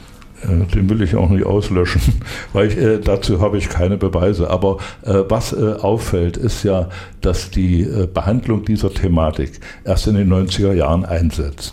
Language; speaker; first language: German; native; German